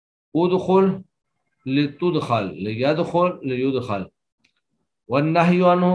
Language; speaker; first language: Arabic; non-native, fluent; Urdu